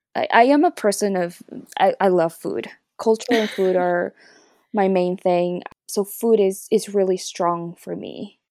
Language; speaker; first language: English; early bilingual, other home language; Spanish